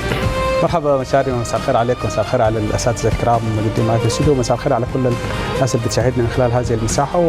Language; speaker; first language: Arabic; native; Arabic